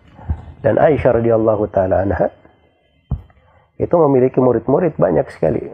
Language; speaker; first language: Indonesian; native; Indonesian